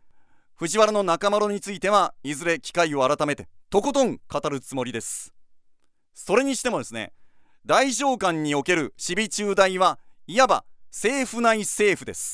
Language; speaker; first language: Japanese; native; Japanese